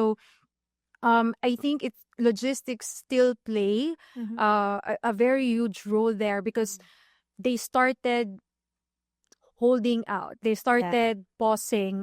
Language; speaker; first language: English; non-native, local second language; Filipino